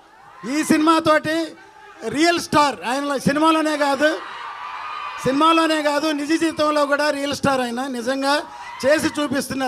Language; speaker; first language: Telugu; native; Telugu